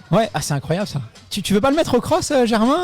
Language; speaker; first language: French; native; French